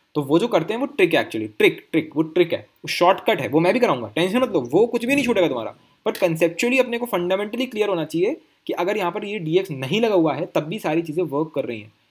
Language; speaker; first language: Hindi; native; Hindi